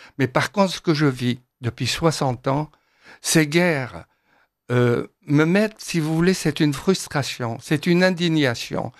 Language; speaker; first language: French; non-native, fluent; Arabic